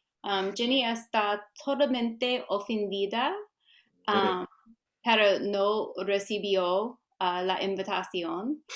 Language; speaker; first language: Spanish; non-native, learner; English